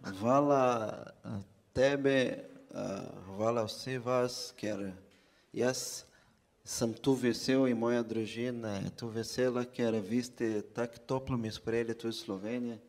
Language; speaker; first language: Slovenian; non-native, fluent; Portuguese